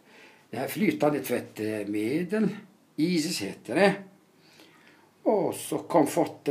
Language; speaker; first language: Swedish; non-native, fluent; Arabic